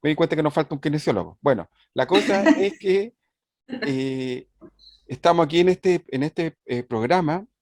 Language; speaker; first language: Spanish; native; Spanish